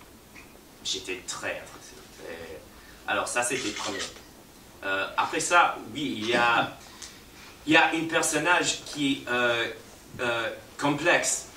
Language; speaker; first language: French; non-native, fluent; English